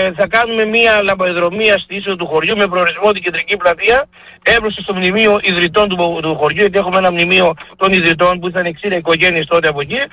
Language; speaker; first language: Greek; native; Greek